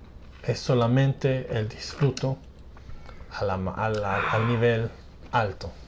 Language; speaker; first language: Spanish; non-native, fluent; English